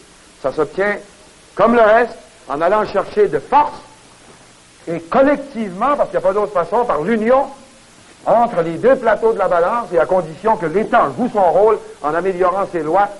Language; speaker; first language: French; native; French